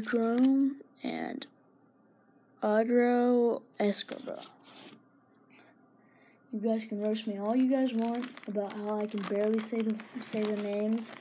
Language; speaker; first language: English; native; English